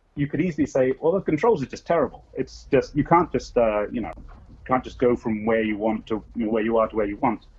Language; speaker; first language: English; native; English